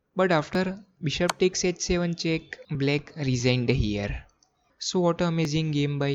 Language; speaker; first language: English; non-native, fluent; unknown